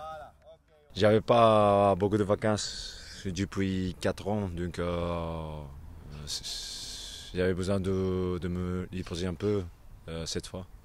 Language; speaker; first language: French; non-native, learner; Japanese